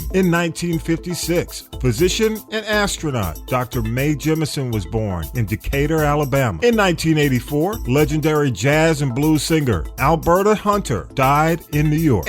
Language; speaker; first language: English; native; English